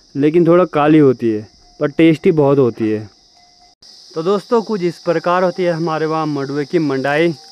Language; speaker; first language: Hindi; native; Hindi